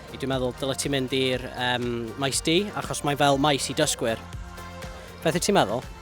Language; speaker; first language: Welsh; non-native, local second language; English